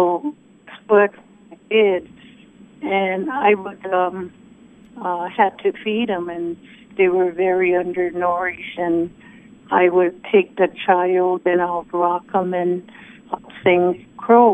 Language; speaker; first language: English; early bilingual, other home language; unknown